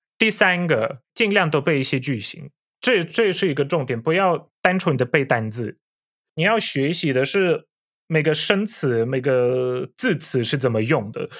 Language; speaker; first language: Chinese; non-native, fluent; Polish